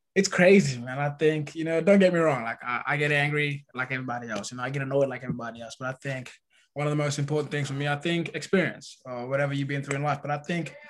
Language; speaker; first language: English; early bilingual, other home language; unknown